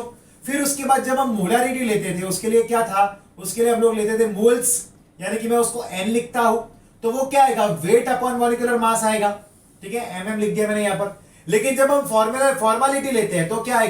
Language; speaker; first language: Hindi; non-native, local second language; Gujarati